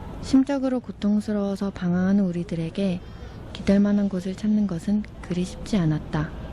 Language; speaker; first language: Korean; native; Korean